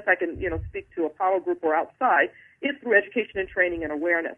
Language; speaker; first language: English; native; English